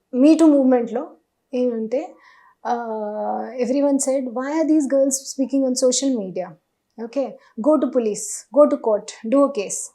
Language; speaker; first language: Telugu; non-native, learner; Hindi